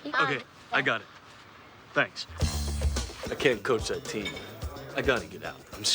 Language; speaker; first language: English; native; English